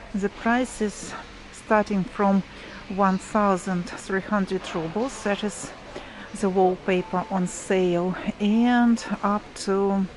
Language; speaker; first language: English; non-native, fluent; Russian